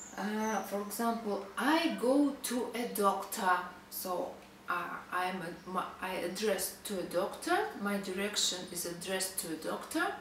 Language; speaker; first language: English; non-native, fluent; Russian